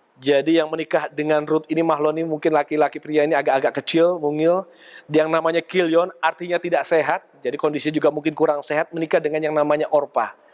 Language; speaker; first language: Indonesian; native; Indonesian